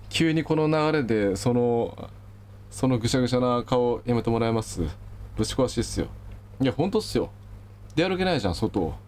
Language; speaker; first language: Japanese; native; Japanese